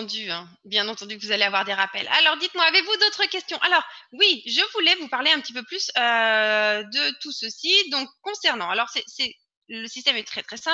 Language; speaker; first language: French; native; French